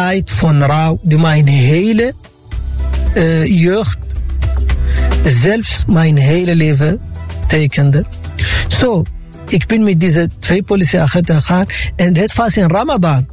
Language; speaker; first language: Dutch; non-native, fluent; Arabic